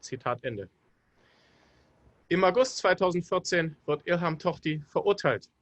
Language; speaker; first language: German; native; German